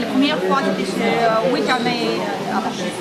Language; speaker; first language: French; non-native, fluent; Russian